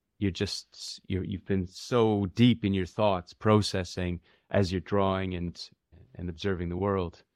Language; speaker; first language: English; native; English